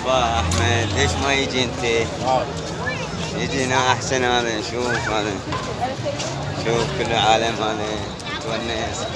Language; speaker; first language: Arabic; non-native, learner; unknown